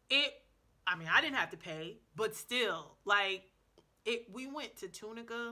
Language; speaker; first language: English; native; English